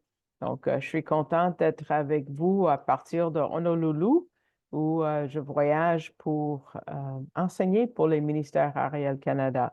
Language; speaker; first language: French; native; French